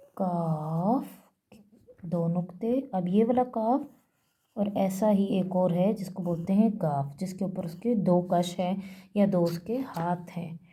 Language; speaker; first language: Urdu; native; Urdu